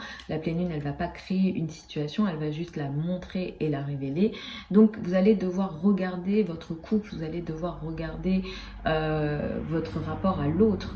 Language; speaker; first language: French; native; French